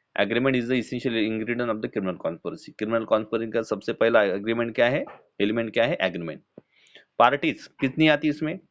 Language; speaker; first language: Hindi; non-native, local second language; Marathi